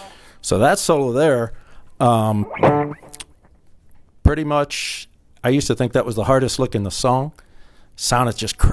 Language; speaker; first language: English; native; English